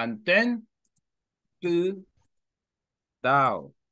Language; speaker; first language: Vietnamese; non-native, learner; Korean